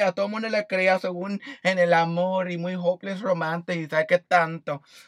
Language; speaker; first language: Spanish; early bilingual, heritage; Spanish